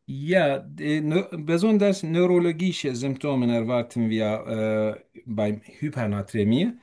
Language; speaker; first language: German; non-native, fluent; Turkish